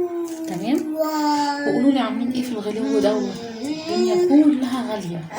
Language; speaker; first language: Arabic; native; Arabic